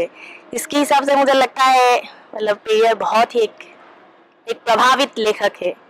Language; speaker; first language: Hindi; non-native, local second language; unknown